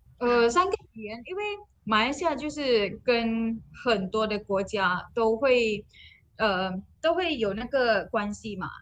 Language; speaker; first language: Chinese; non-native, local second language; Malay